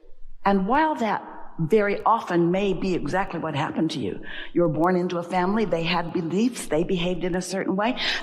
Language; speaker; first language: English; native; English